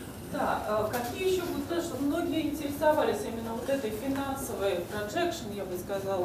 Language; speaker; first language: Russian; native; Russian